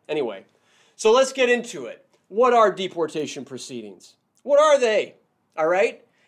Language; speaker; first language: English; native; English